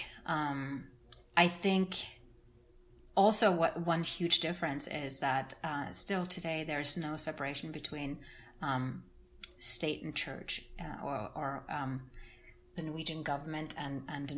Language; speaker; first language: English; non-native, fluent; Norwegian